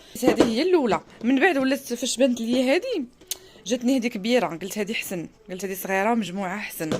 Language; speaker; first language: Arabic; native; Arabic